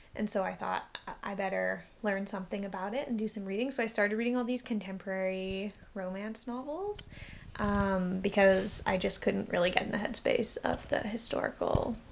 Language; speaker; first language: English; native; English